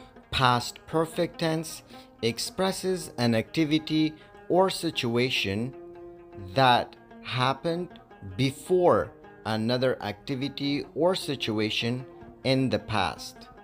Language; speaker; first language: English; non-native, fluent; Pashto